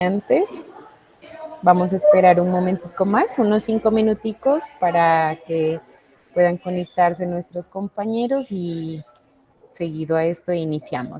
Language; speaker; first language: Spanish; native; Spanish